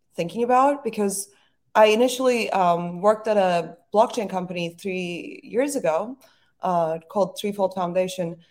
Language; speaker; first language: English; non-native, fluent; Turkish